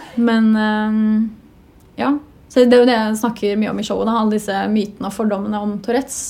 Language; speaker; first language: Norwegian; native; Norwegian